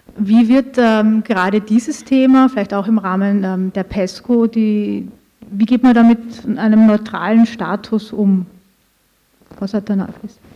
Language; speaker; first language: German; native; German